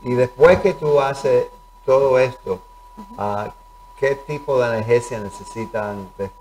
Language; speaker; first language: Spanish; early bilingual, heritage; Spanish